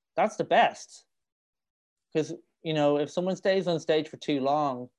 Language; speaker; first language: English; native; English